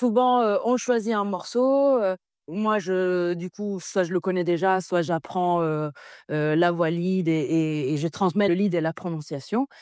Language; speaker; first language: French; non-native, fluent; Italian